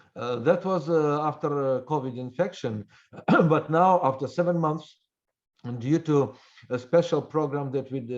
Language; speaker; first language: English; non-native, fluent; Russian